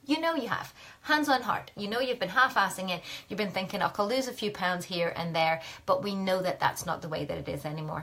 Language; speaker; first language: English; native; English